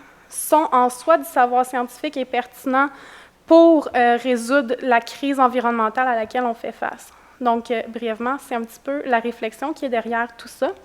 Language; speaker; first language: French; native; French